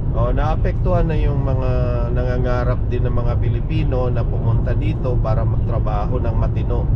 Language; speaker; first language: Filipino; native; Filipino